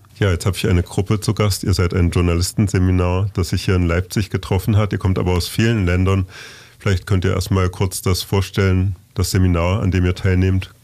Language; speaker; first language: German; native; German